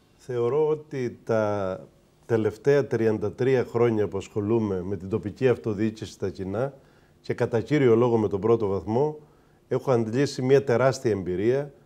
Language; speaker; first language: Greek; native; Greek